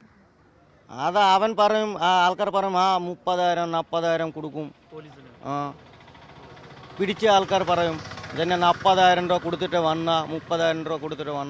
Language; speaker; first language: Malayalam; non-native, local second language; Assamese